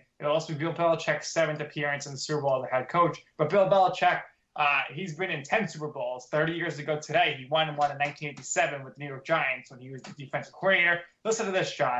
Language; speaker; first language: English; native; English